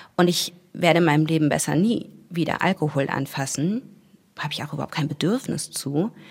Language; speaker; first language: German; native; German